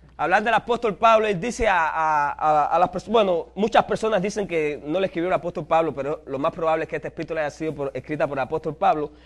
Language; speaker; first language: Spanish; native; Spanish